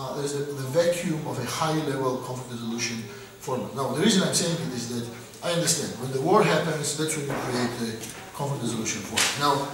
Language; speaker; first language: English; non-native, fluent; Georgian